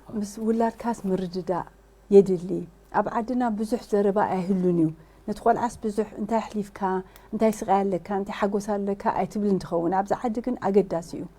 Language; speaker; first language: Tigrinya; early bilingual, heritage; Tigrinya